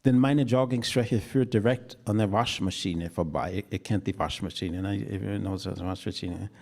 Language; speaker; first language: German; non-native, fluent; English